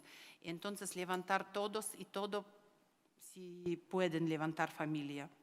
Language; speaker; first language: Spanish; non-native, learner; Ukrainian